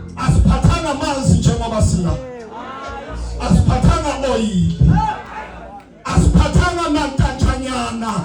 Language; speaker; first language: Zulu; non-native, local second language; Xhosa